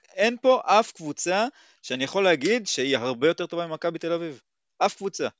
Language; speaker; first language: Hebrew; native; Hebrew